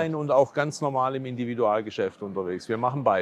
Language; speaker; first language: German; native; German